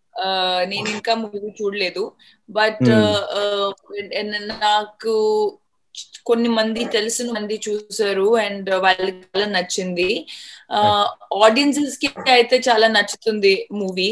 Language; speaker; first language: Telugu; non-native, fluent; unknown